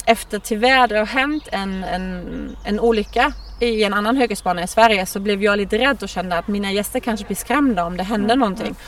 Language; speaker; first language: Swedish; non-native, fluent; German